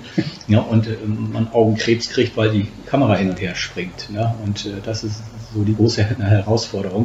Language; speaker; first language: German; native; German